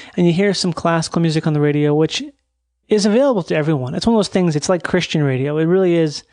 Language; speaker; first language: English; native; English